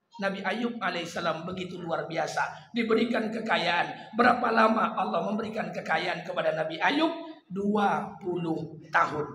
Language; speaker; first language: Malay; non-native, local second language; Minangkabau